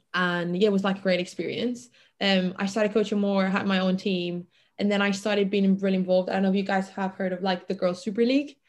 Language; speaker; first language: English; non-native, fluent; Catalan